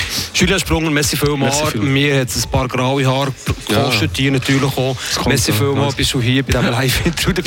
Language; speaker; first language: German; native; German